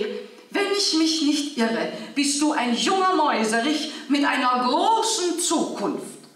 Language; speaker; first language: German; native; German